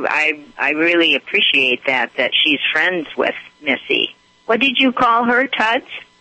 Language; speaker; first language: English; non-native, fluent; Romanian